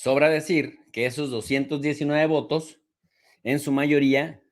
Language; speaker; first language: Spanish; native; Spanish